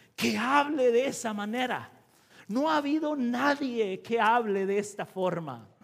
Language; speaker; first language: Spanish; native; Spanish